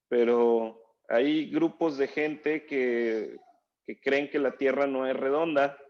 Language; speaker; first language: Spanish; native; Spanish